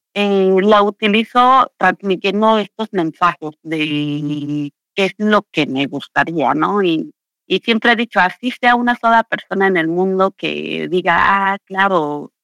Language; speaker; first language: Spanish; native; Spanish